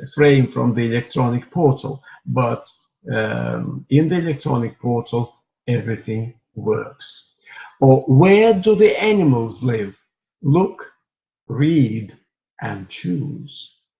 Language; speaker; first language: English; non-native, fluent; Russian